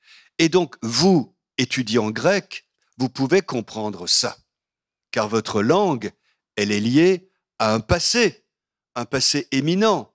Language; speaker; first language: French; native; French